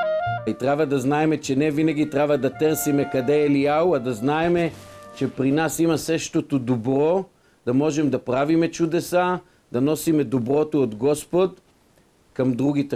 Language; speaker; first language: Bulgarian; non-native, fluent; Hebrew